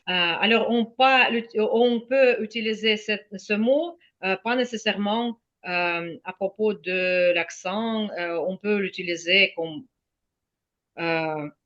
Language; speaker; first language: French; non-native, fluent; Ukrainian